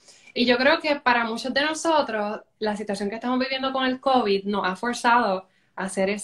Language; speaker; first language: Spanish; native; Spanish